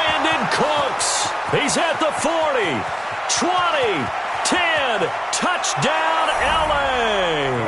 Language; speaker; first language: English; native; English